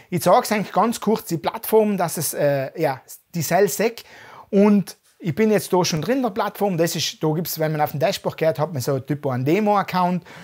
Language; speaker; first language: German; native; German